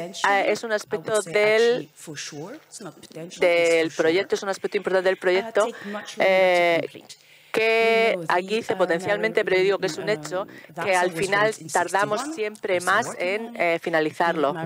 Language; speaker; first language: Spanish; non-native, fluent; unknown